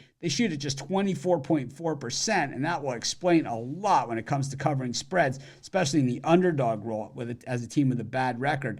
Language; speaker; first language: English; native; English